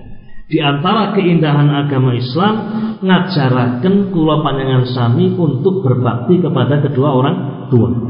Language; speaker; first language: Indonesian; non-native, local second language; Javanese